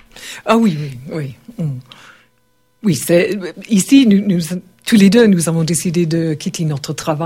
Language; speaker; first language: French; non-native, learner; English